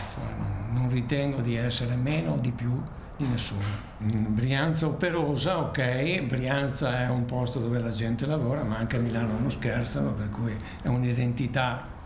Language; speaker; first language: Italian; native; Italian